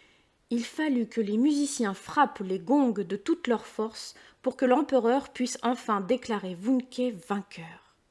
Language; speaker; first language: French; native; French